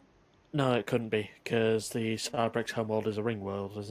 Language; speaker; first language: English; native; English